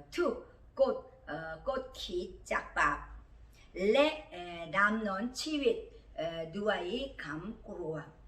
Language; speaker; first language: Thai; non-native, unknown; Korean